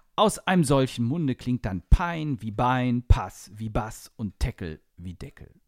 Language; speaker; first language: German; native; German